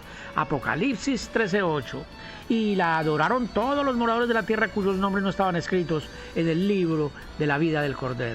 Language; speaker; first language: Spanish; native; Spanish